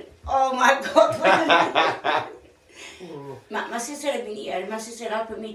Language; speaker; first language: English; non-native, learner; Italian